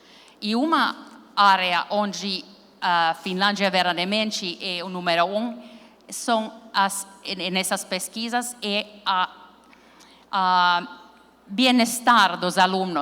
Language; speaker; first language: Portuguese; non-native, learner; Finnish